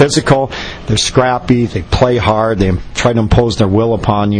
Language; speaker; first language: English; native; English